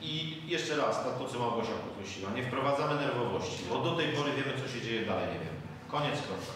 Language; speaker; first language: Polish; native; Polish